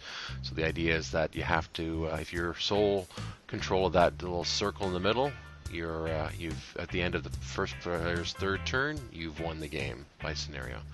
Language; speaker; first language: English; native; English